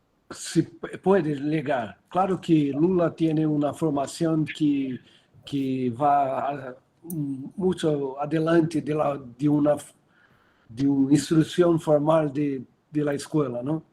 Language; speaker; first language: Spanish; non-native, learner; Portuguese